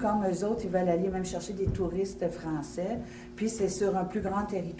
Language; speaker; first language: French; native; French